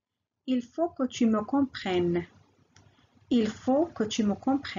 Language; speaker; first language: French; non-native, local second language; Arabic